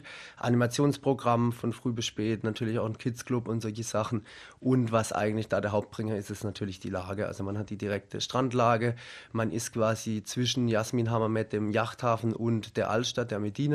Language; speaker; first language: German; native; German